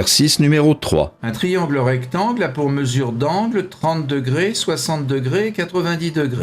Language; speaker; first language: French; native; French